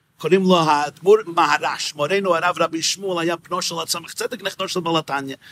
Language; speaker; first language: Hebrew; non-native, fluent; English